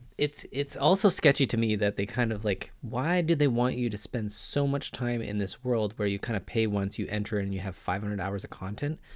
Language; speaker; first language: English; native; English